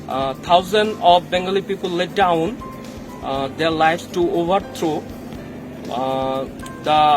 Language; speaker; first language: English; non-native, local second language; Bangla